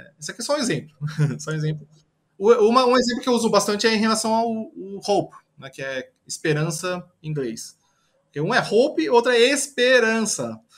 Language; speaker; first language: Portuguese; early bilingual, other home language; Japanese